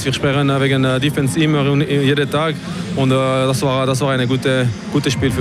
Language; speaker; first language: German; non-native, local second language; French